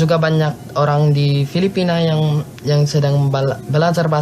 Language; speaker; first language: Indonesian; non-native, learner; Filipino